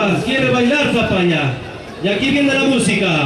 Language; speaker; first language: Spanish; native; Spanish